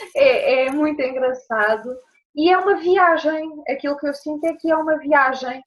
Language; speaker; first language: Portuguese; native; Portuguese